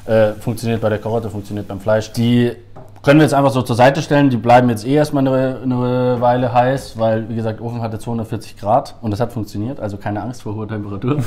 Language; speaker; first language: German; native; German